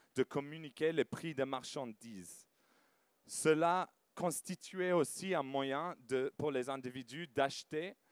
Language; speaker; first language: French; non-native, fluent; English